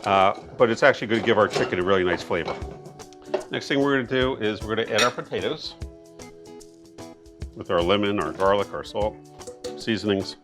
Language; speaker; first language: English; native; English